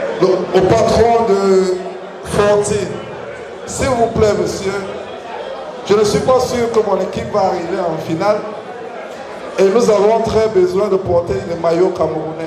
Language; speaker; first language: French; non-native, learner; English